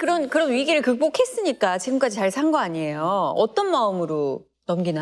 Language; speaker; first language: Korean; native; Korean